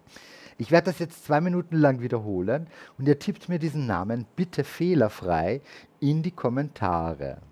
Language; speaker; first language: German; native; German